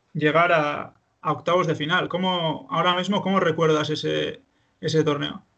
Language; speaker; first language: Spanish; native; Spanish